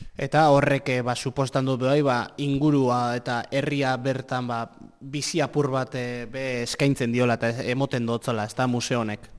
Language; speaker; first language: Basque; native; Basque